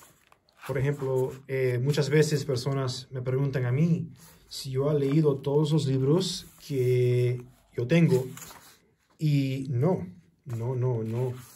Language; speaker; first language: Spanish; early bilingual, heritage; Spanish